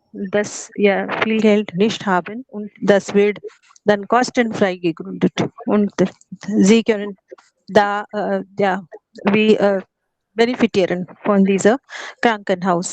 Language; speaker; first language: German; non-native, learner; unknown